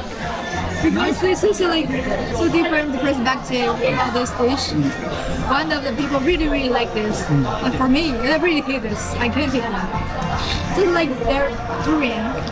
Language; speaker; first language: English; non-native, learner; Chinese